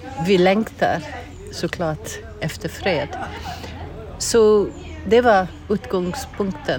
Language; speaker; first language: Swedish; non-native, learner; English